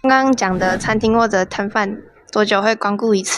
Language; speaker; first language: Chinese; native; Chinese